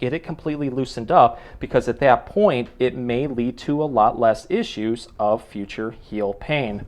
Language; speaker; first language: English; native; English